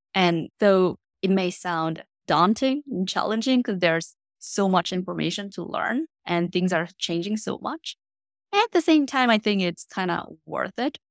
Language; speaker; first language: English; non-native, fluent; Korean